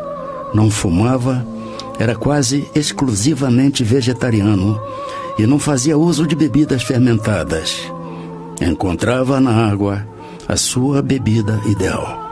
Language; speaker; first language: Portuguese; native; Portuguese